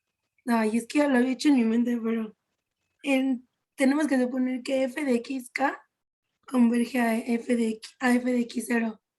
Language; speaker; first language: Spanish; native; Spanish